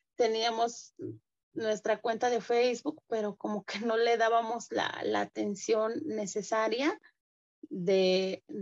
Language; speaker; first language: Spanish; non-native, local second language; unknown